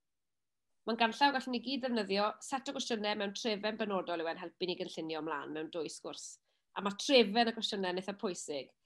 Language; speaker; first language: Welsh; native; Welsh